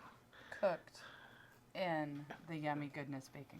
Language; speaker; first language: English; native; English